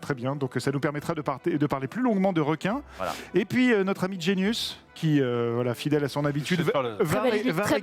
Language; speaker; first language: French; native; French